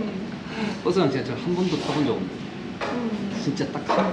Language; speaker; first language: Korean; native; Korean